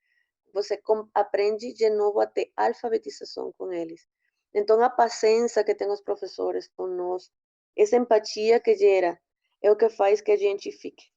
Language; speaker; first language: Portuguese; non-native, fluent; Spanish